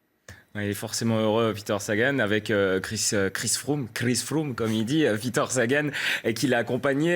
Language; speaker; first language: French; native; French